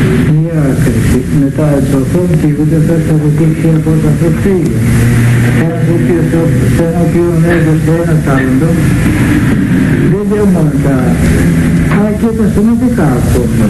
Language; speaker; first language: Greek; native; Greek